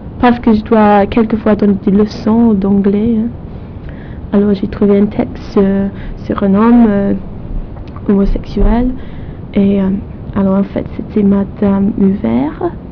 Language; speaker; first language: French; non-native, fluent; English